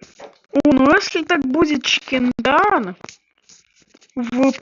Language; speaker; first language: Russian; native; Russian